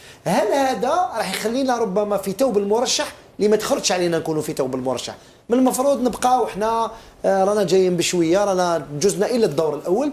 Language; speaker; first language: Arabic; native; Arabic